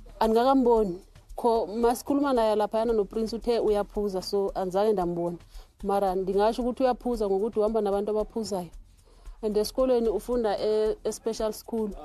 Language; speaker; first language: Zulu; non-native, local second language; Xhosa